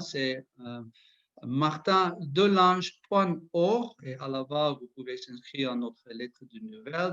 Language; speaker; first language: French; non-native, learner; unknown